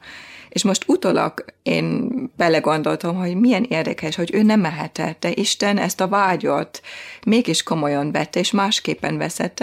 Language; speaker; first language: Hungarian; non-native, fluent; German